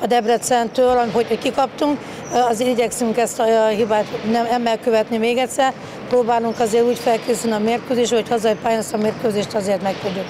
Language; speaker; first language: Hungarian; native; Hungarian